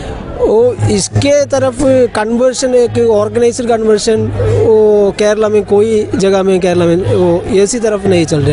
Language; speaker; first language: Hindi; non-native, local second language; Malayalam